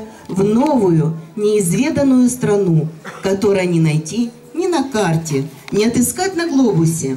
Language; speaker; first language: Russian; native; Russian